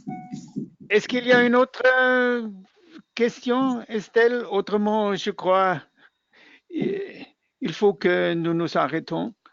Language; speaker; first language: French; non-native, fluent; German